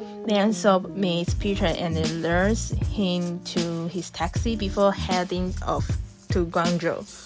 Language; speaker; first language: English; non-native, learner; Chinese